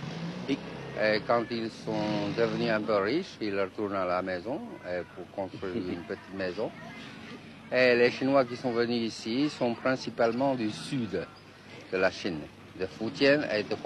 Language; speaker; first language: French; non-native, fluent; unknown